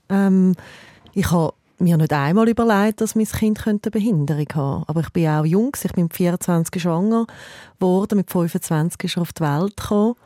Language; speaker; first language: German; native; German